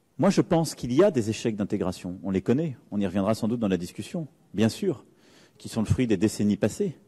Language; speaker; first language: French; native; French